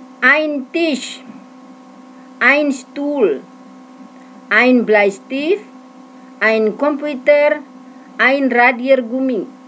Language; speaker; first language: German; non-native, fluent; Indonesian